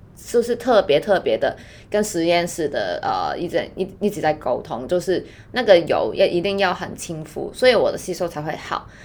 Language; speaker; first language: Chinese; non-native, fluent; Cantonese